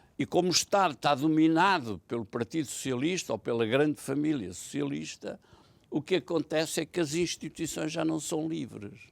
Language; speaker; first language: Portuguese; native; Portuguese